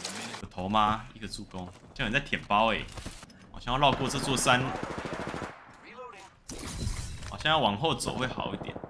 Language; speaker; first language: Chinese; native; Chinese